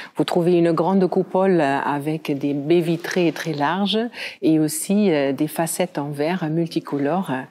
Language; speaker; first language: French; non-native, fluent; German